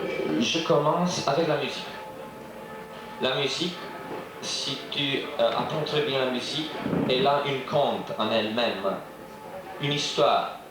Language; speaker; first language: French; non-native, fluent; Romanian